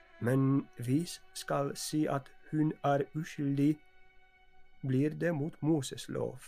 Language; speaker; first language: Norwegian; non-native, fluent; Polish